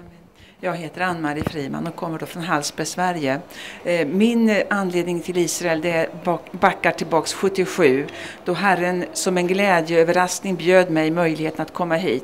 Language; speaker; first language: Swedish; native; Swedish